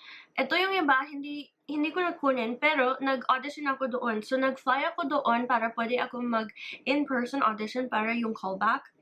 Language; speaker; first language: Filipino; early bilingual, heritage; English